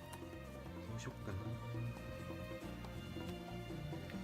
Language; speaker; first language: Japanese; native; Japanese